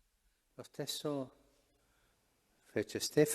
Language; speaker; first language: Italian; non-native, fluent; Spanish